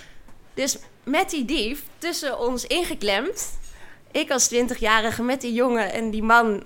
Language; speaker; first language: Dutch; native; Dutch